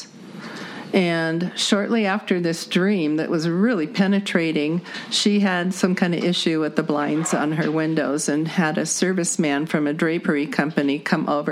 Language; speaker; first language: English; native; English